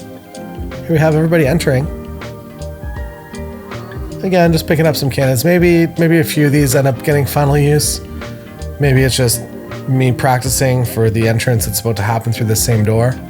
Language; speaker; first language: English; native; English